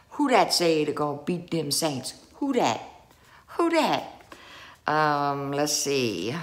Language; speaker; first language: English; native; English